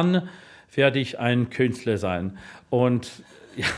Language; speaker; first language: German; non-native, fluent; English